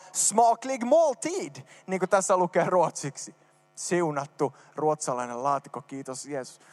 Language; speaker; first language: Finnish; early bilingual, heritage; Finnish